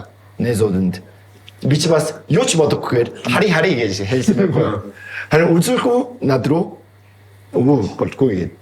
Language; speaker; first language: Mongolian; non-native, fluent; Korean